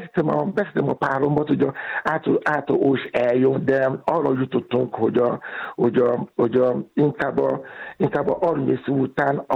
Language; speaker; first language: Hungarian; non-native, fluent; Yoruba